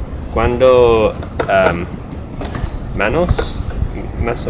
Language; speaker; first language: Spanish; non-native, learner; English